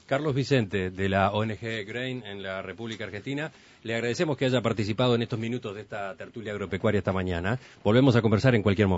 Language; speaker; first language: Spanish; native; Spanish